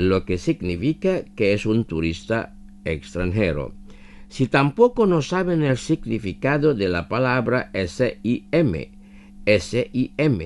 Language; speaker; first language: Spanish; non-native, fluent; Indonesian